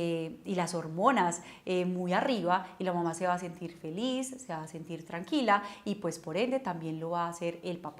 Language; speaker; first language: Spanish; native; Spanish